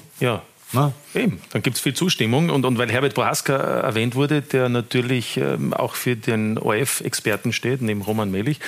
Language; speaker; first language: German; native; German